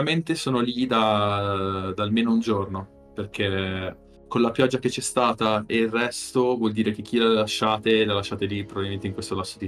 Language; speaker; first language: Italian; native; Italian